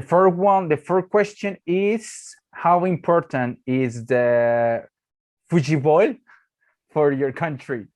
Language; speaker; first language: English; non-native, learner; Spanish